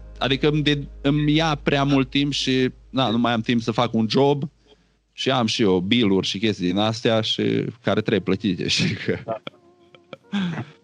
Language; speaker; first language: Romanian; native; Romanian